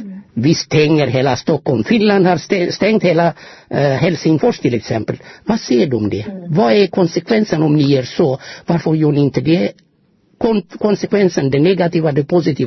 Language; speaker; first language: Swedish; non-native, fluent; Amharic